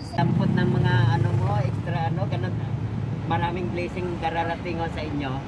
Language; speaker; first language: Filipino; non-native, local second language; Cebuano